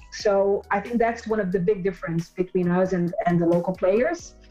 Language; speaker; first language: English; non-native, fluent; Portuguese